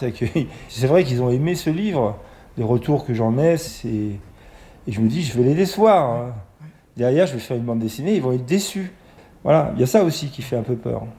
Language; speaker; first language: French; native; French